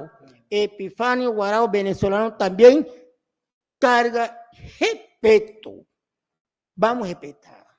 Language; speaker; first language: Portuguese; non-native, learner; Spanish